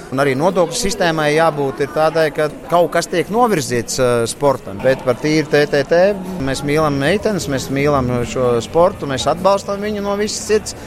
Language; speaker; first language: Latvian; native; Latvian